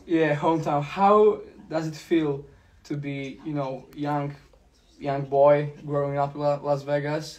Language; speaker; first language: English; non-native, fluent; Polish